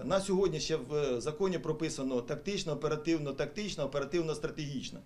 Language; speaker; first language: Ukrainian; native; Ukrainian